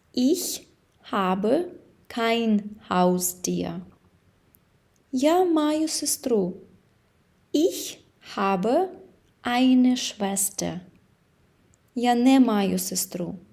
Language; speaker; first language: German; non-native, fluent; Ukrainian